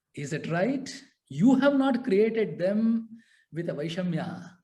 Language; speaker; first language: English; non-native, local second language; Kannada